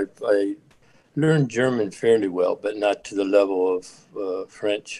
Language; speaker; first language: English; native; English